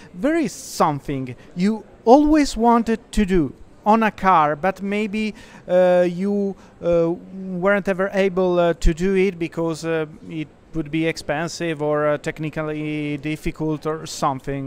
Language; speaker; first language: English; non-native, learner; Italian